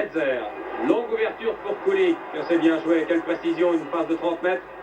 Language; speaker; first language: French; native; French